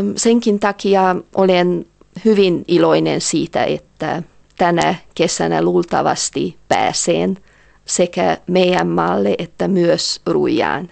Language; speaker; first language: Finnish; non-native, fluent; Hungarian